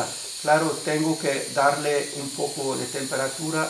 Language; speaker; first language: Spanish; non-native, fluent; French